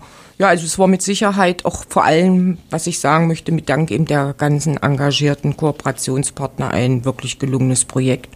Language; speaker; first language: German; native; German